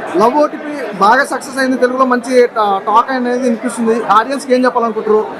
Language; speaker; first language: Telugu; native; Telugu